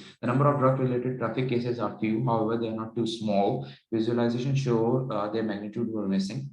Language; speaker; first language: English; non-native, local second language; Urdu